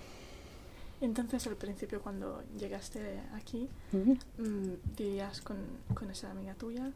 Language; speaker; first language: Spanish; non-native, learner; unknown